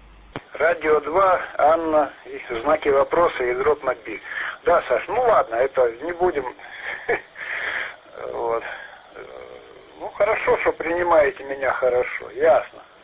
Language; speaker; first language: Russian; native; Russian